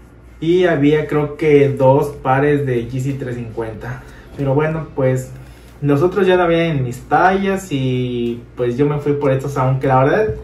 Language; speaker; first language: Spanish; native; Spanish